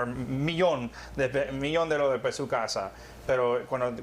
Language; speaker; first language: Spanish; early bilingual, heritage; Spanish